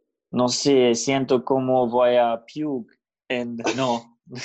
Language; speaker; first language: Spanish; non-native, learner; German